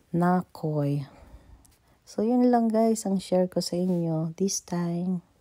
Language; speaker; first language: Filipino; native; Filipino